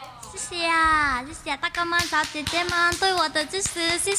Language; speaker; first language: Chinese; non-native, learner; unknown